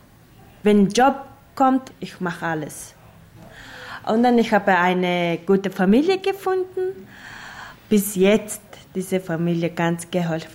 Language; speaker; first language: German; non-native, learner; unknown